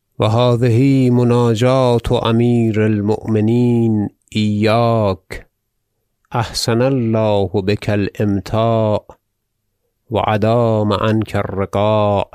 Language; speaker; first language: Arabic; non-native, fluent; Persian